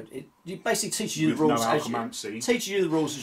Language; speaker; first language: English; native; English